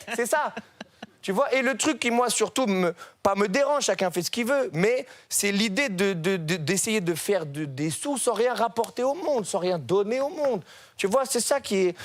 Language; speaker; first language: French; native; French